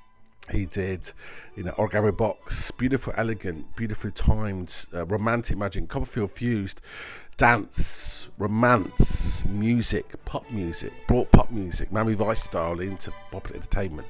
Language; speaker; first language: English; native; English